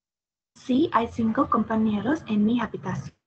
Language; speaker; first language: Spanish; non-native, learner; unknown